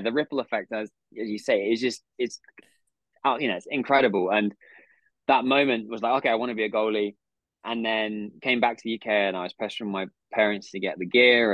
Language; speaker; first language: English; native; English